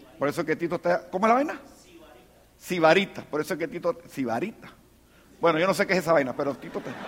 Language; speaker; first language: Spanish; native; Spanish